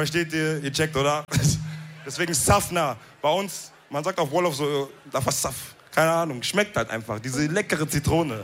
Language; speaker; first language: German; early bilingual, other home language; Wolof